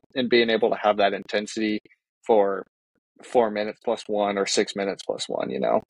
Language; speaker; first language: English; native; English